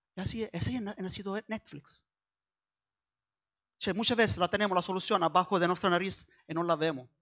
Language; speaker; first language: Spanish; non-native, learner; Italian